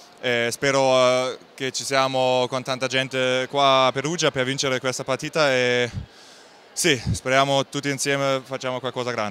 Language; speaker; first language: Italian; non-native, fluent; German